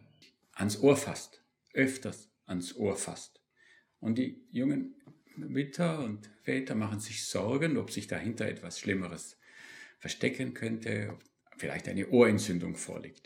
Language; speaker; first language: German; native; German